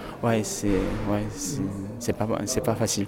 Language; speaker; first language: French; non-native, fluent; Korean